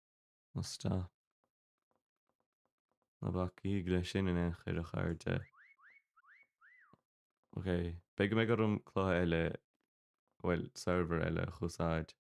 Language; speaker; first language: Irish; non-native, local second language; English